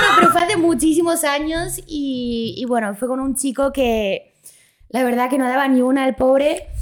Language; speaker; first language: Spanish; early bilingual, other home language; Polish